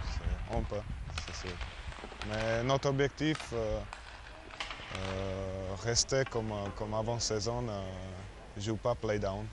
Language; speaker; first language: French; non-native, learner; Slovak